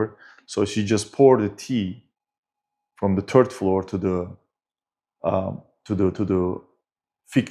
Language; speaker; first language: English; non-native, fluent; Turkish